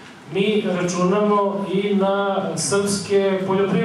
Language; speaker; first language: Bosnian; native; Bosnian